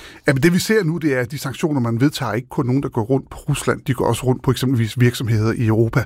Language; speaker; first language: Danish; native; Danish